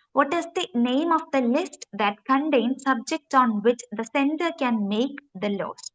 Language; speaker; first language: English; non-native, local second language; Malayalam